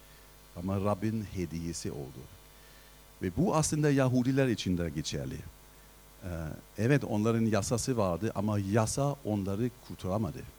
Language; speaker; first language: Turkish; non-native, fluent; German